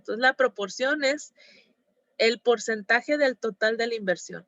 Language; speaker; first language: Spanish; native; Spanish